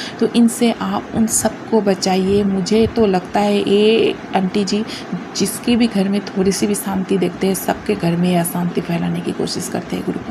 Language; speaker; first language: Hindi; non-native, local second language; Bangla